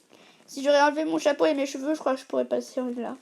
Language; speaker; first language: French; native; French